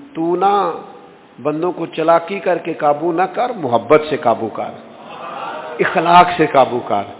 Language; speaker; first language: Urdu; non-native, local second language; Punjabi